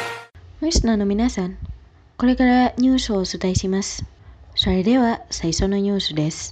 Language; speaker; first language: Japanese; non-native, fluent; Indonesian